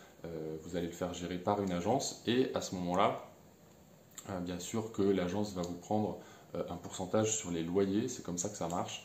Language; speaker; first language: French; native; French